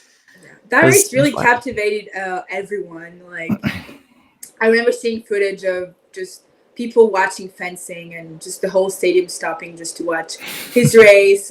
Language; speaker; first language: English; non-native, fluent; French